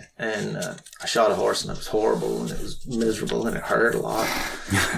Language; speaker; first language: English; native; English